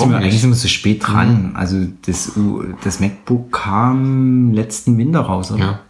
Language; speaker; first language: German; native; German